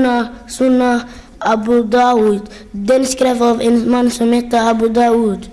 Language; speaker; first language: Swedish; early bilingual, other home language; Somali